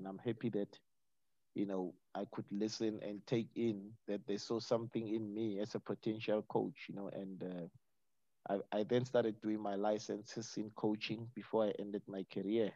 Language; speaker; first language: English; non-native, local second language; Northern Sotho